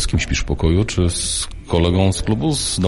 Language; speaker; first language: Polish; native; Polish